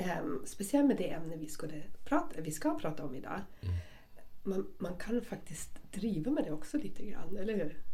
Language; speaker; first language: Swedish; non-native, fluent; German